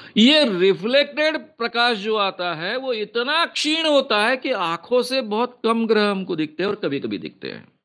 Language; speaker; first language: Hindi; non-native, local second language; Marathi